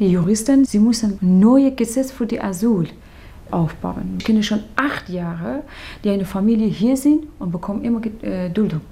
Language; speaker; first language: German; non-native, learner; Persian